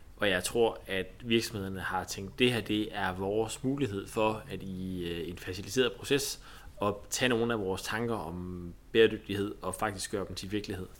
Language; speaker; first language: Danish; native; Danish